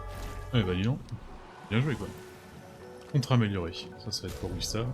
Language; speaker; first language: French; native; French